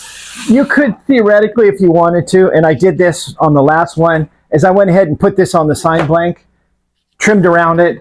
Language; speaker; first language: English; native; English